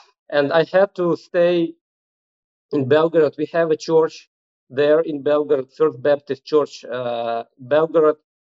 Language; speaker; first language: English; non-native, fluent; Ukrainian